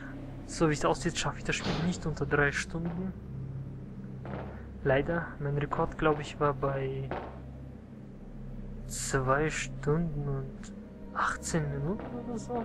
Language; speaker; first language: German; native; German